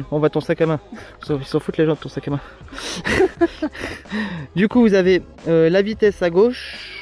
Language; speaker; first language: French; native; French